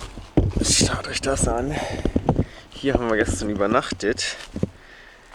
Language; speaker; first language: German; native; German